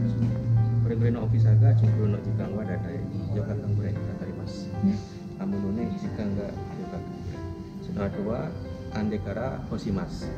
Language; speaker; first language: Japanese; non-native, fluent; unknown